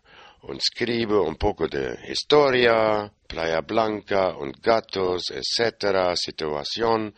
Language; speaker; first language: Spanish; non-native, learner; German